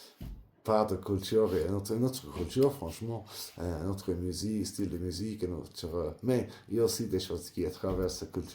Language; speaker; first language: French; non-native, learner; English